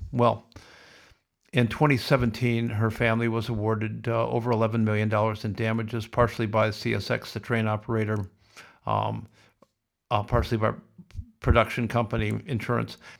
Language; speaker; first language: English; native; English